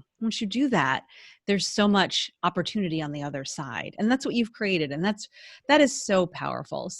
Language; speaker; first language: English; native; English